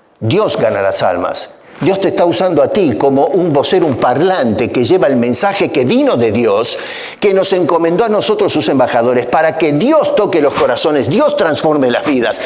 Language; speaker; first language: Spanish; native; Spanish